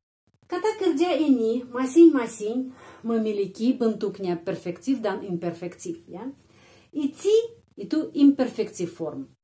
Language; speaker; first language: Indonesian; non-native, fluent; Russian